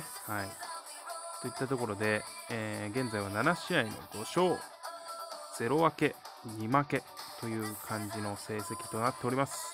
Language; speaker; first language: Japanese; native; Japanese